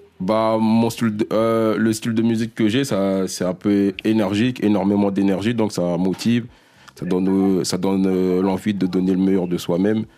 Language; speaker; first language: French; early bilingual, other home language; Lingala